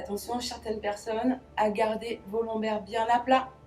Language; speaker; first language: French; native; French